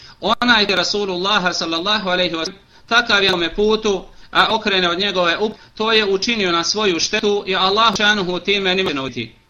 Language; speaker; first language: Bosnian; native; Bosnian